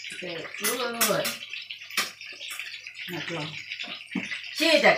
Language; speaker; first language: English; non-native, learner; Thai